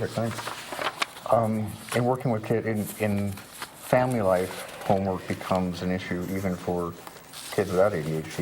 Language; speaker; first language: English; native; English